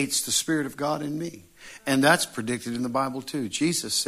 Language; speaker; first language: English; native; English